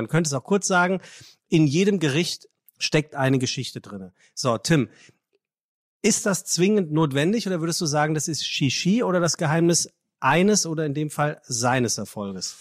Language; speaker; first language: German; native; German